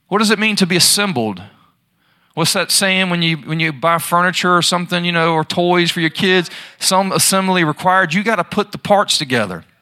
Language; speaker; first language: English; native; English